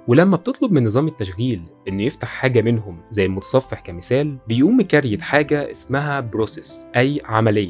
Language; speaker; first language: Arabic; native; Arabic